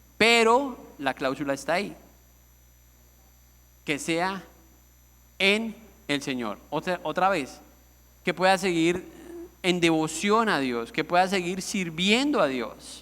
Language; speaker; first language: Spanish; native; Spanish